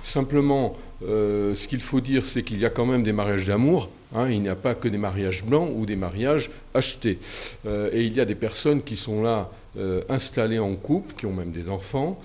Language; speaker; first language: French; native; French